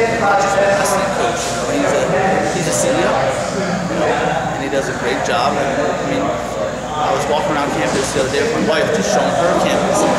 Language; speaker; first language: English; native; English